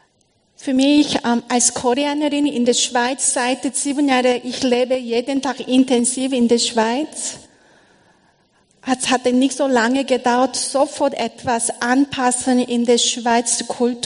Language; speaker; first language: German; non-native, learner; Korean